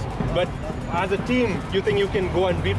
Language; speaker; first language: English; native; English